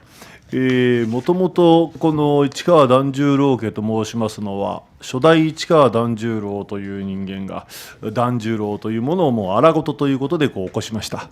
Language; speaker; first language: Japanese; native; Japanese